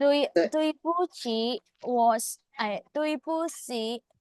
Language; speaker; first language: Chinese; non-native, learner; Filipino